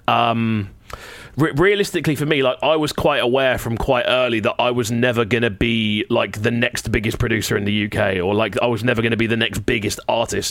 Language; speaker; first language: English; native; English